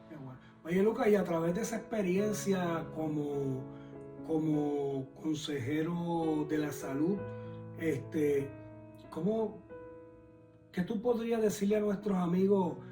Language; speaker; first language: Spanish; native; Spanish